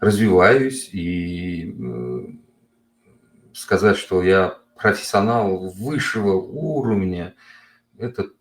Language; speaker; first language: Russian; non-native, local second language; Uzbek